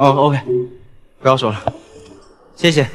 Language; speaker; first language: Chinese; native; Chinese